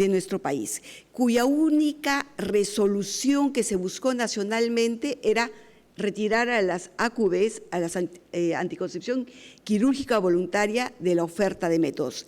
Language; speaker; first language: Spanish; native; Spanish